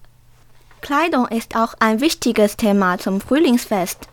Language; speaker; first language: German; non-native, learner; Chinese